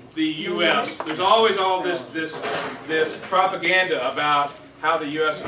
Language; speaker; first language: English; native; English